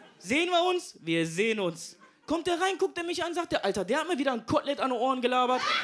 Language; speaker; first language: German; native; German